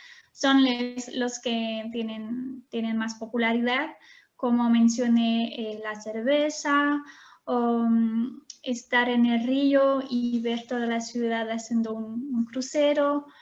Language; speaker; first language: Spanish; non-native, fluent; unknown